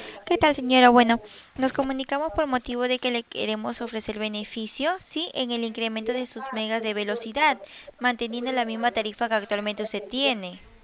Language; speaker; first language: Spanish; native; Spanish